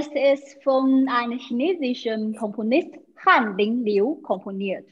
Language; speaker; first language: German; non-native, fluent; Chinese